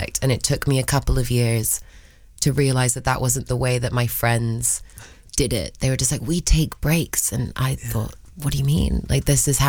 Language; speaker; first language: English; early bilingual, other home language; Spanish